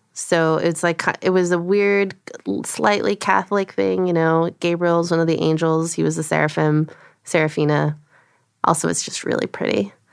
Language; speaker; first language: English; early bilingual, other home language; Korean